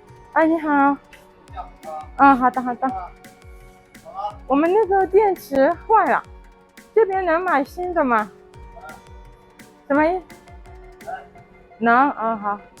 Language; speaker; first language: Chinese; non-native, fluent; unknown